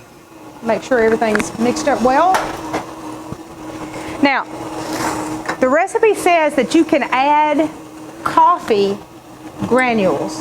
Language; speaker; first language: English; native; English